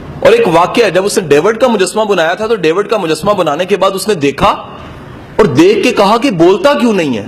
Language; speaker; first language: Urdu; non-native, local second language; Punjabi